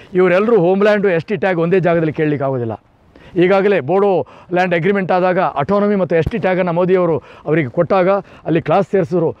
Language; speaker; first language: Kannada; non-native, local second language; Kodava